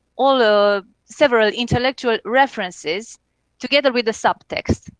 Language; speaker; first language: English; non-native, fluent; Romanian